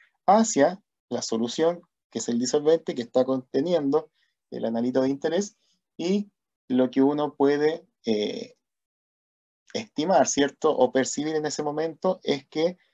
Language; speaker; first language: Spanish; native; Spanish